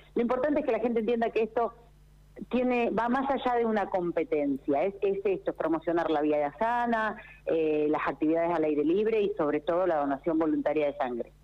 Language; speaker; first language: Spanish; native; Spanish